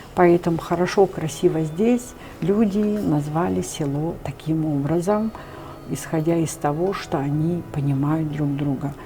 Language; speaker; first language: Russian; non-native, local second language; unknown